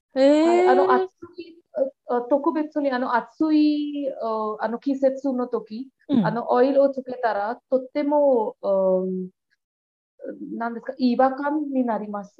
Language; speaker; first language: Japanese; non-native, learner; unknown